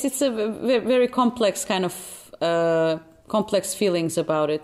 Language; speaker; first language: English; non-native, fluent; Albanian